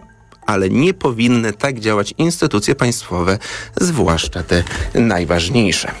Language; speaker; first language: Polish; native; Polish